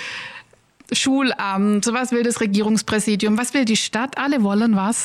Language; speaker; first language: German; native; German